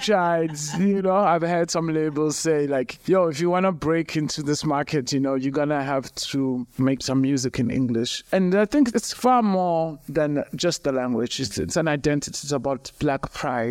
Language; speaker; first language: English; non-native, local second language; Xhosa